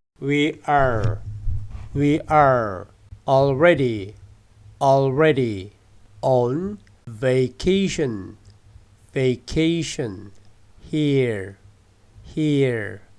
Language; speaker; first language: English; non-native, fluent; Korean